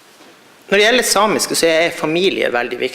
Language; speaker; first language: Norwegian; native; Norwegian